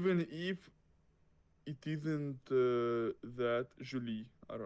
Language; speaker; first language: English; non-native, learner; Russian